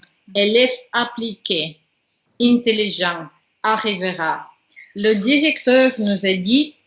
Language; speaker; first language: French; non-native, learner; Russian